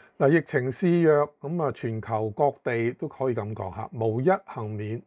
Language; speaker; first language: Chinese; non-native, local second language; Cantonese